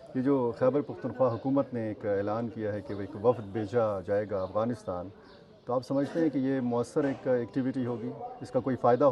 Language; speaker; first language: Urdu; non-native, local second language; Pashto